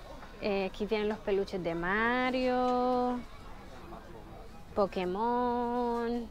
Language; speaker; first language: Spanish; early bilingual, heritage; Spanish